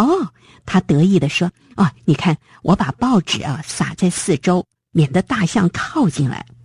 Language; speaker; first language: Chinese; native; Chinese